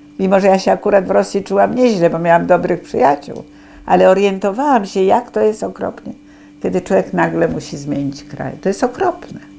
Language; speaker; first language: Polish; native; Polish